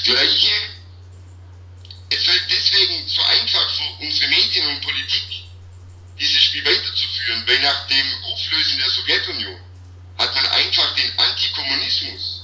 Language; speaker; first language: German; native; German